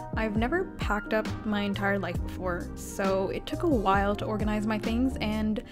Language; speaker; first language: English; native; English